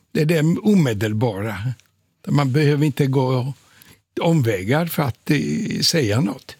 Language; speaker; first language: Swedish; non-native, fluent; Polish